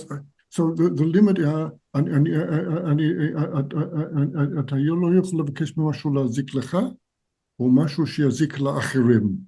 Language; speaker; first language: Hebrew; non-native, fluent; English